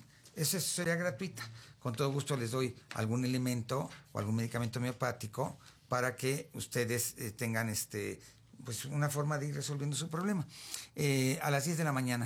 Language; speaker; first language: Spanish; native; Spanish